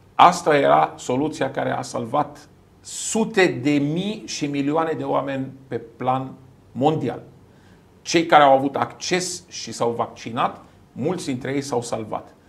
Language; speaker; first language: Romanian; non-native, fluent; Arabic